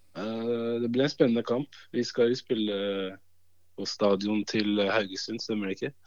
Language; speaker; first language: Norwegian; early bilingual, other home language; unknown